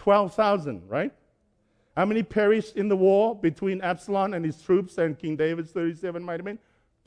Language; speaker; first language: English; native; English